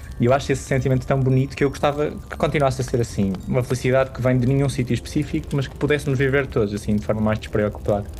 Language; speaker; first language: Portuguese; native; Portuguese